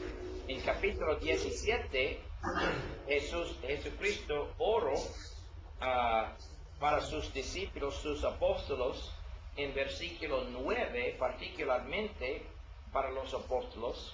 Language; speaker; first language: Spanish; non-native, learner; English